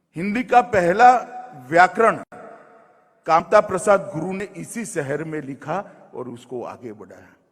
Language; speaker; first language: Hindi; non-native, local second language; Gujarati